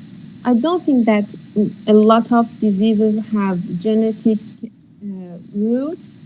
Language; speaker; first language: English; non-native, fluent; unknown